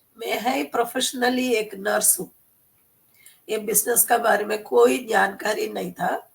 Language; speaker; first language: Hindi; non-native, local second language; Malayalam